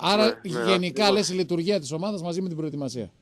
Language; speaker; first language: Greek; native; Greek